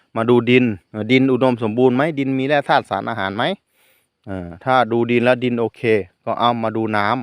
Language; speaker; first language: Thai; non-native, local second language; Northeastern Thai